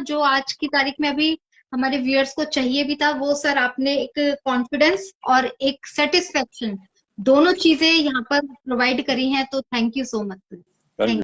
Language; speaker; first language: Hindi; native; Hindi